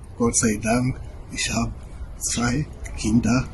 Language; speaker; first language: German; non-native, learner; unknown